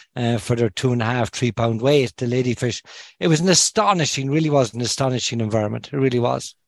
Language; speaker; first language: English; native; English